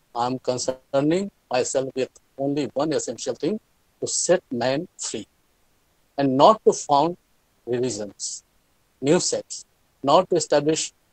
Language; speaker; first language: English; non-native, local second language; Hindi